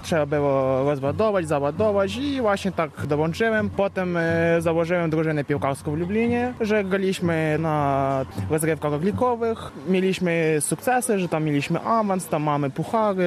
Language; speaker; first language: Polish; non-native, fluent; Ukrainian